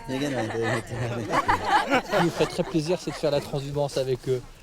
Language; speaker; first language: French; native; French